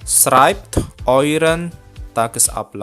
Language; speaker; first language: German; non-native, fluent; Indonesian